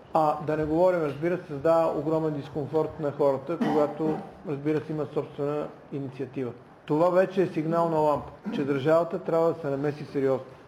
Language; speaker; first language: Bulgarian; native; Bulgarian